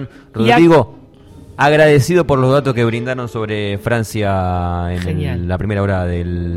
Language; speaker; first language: Spanish; native; Spanish